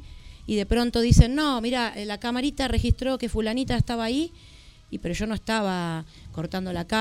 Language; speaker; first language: Spanish; native; Spanish